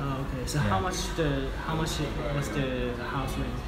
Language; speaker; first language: English; non-native, fluent; Cantonese